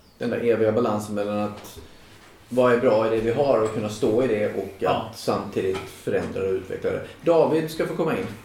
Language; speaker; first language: Swedish; native; Swedish